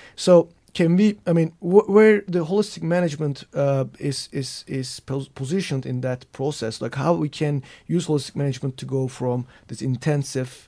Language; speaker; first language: English; non-native, fluent; Turkish